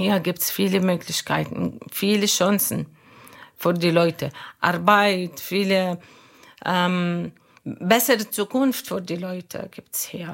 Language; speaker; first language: German; non-native, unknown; Arabic